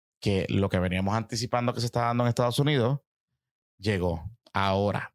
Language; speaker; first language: Spanish; native; Spanish